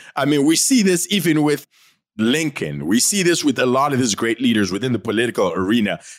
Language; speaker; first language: English; non-native, local second language; North Ndebele